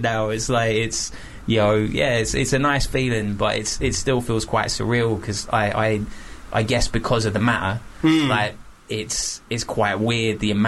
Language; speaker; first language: English; native; English